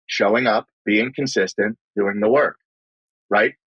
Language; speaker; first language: English; native; English